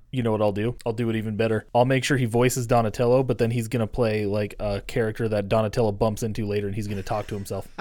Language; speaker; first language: English; native; English